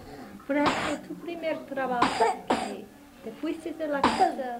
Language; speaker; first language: Spanish; non-native, fluent; English